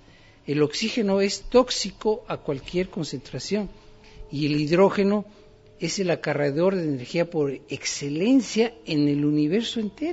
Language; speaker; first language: Spanish; native; Spanish